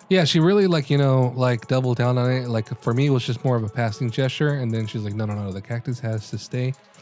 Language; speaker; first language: English; early bilingual, other home language; Spanish